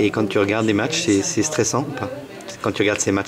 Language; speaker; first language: French; native; French